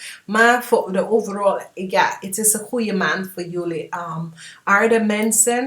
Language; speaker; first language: Dutch; non-native, fluent; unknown